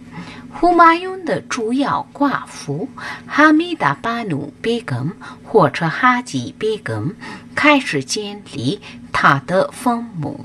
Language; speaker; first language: Chinese; non-native, fluent; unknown